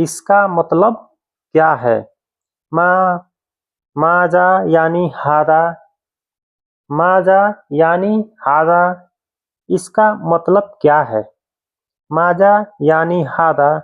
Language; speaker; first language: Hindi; native; Hindi